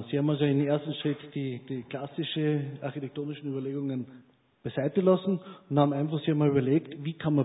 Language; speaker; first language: German; native; German